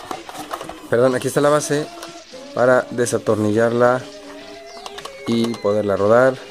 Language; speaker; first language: Spanish; native; Spanish